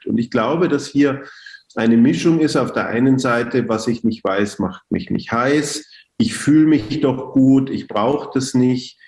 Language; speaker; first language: German; native; German